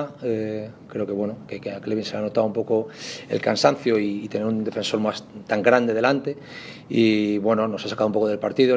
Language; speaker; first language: Spanish; native; Spanish